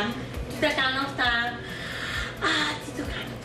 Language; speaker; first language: Greek; early bilingual, heritage; Greek